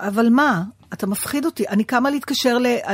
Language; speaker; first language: Hebrew; native; Hebrew